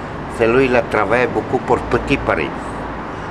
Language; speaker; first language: French; non-native, learner; Russian